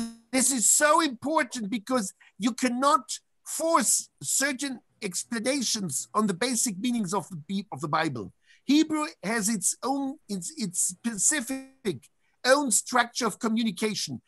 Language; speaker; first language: English; non-native, fluent; Hebrew